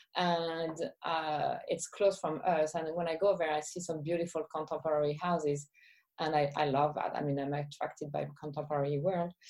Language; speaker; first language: English; non-native, fluent; French